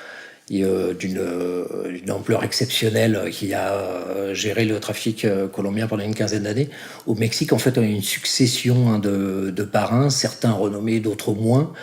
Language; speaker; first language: French; native; French